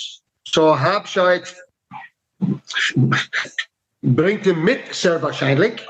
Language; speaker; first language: German; non-native, fluent; English